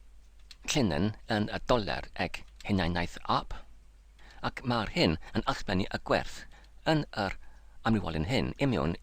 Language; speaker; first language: Welsh; non-native, learner; English